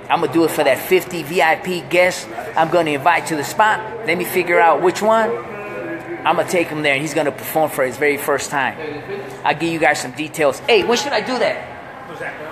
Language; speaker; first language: English; early bilingual, other home language; Spanish